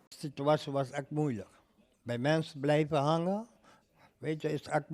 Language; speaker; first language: Dutch; non-native, local second language; Papiamento